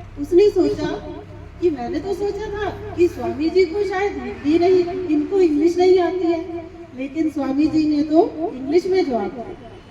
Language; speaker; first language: Hindi; native; Hindi